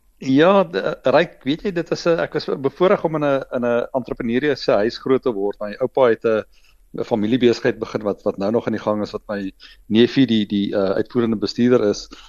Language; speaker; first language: Afrikaans; native; Afrikaans